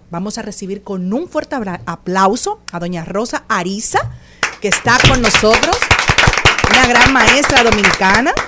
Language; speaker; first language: Spanish; native; Spanish